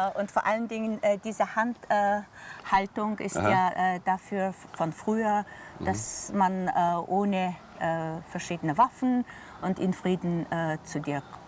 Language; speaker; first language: German; non-native, fluent; Mongolian